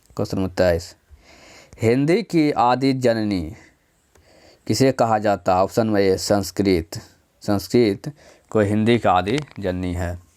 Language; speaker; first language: Hindi; native; Hindi